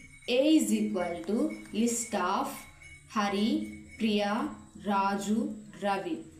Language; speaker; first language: English; non-native, local second language; Telugu